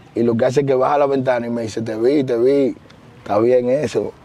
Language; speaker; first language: Spanish; native; Spanish